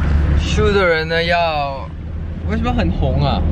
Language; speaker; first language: Chinese; non-native, learner; Thai